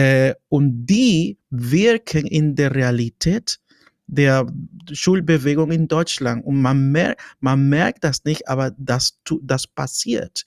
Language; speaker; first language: German; non-native, fluent; Spanish